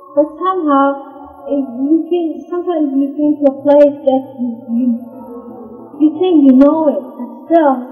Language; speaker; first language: English; non-native, fluent; Persian